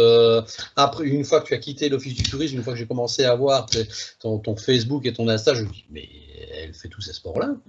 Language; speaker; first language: French; native; French